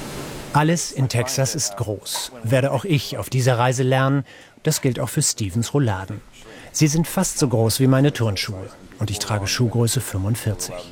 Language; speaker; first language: German; native; German